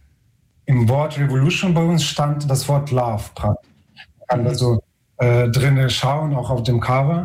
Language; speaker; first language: German; non-native, fluent; Ukrainian